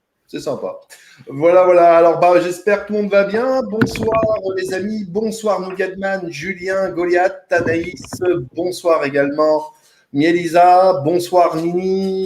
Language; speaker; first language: French; native; French